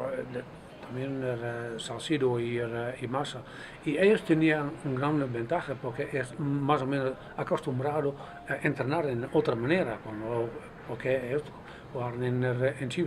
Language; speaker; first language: Spanish; non-native, fluent; Dutch